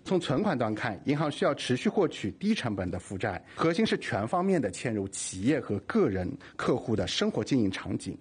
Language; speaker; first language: Chinese; native; Chinese